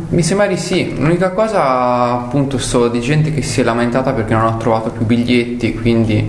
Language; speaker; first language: Italian; native; Italian